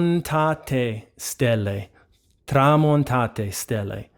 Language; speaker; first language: Italian; non-native, fluent; English